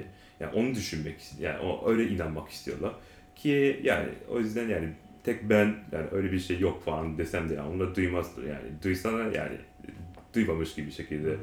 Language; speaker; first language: Turkish; non-native, learner; Japanese